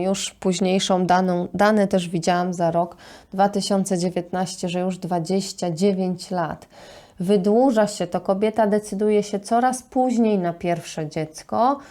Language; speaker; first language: Polish; native; Polish